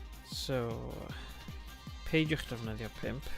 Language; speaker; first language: Welsh; non-native, local second language; English